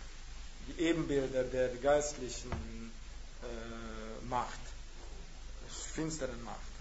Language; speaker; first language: German; non-native, learner; Hungarian